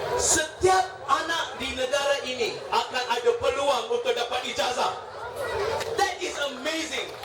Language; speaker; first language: Malay; non-native, local second language; Tamil